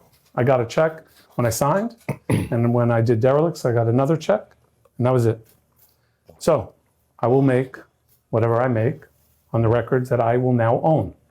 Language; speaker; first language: English; native; English